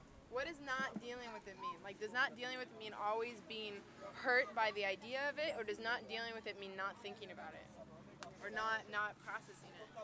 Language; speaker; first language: English; native; English